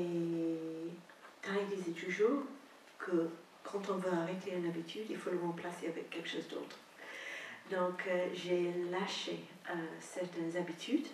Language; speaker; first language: French; non-native, fluent; English